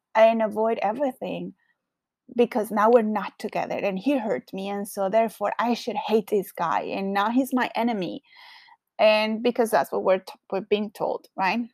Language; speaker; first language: English; non-native, fluent; Spanish